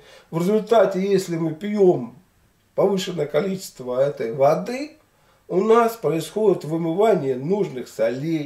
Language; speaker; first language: Russian; native; Russian